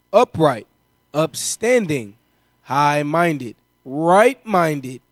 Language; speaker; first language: English; native; English